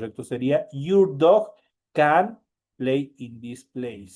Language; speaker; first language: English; non-native, fluent; Spanish